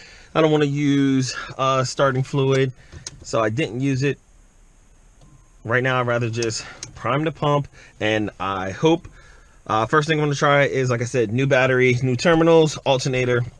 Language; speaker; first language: English; native; English